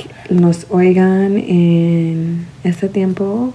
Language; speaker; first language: Spanish; early bilingual, heritage; Spanish